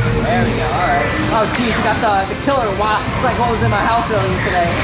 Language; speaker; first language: English; native; English